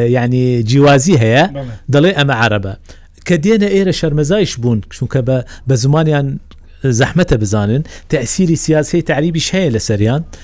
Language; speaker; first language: Central Kurdish; non-native, local second language; Southern Kurdish